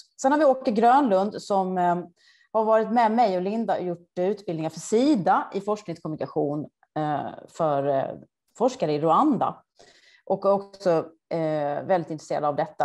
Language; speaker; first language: Swedish; native; Swedish